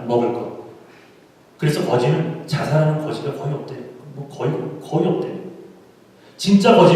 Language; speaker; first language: Korean; native; Korean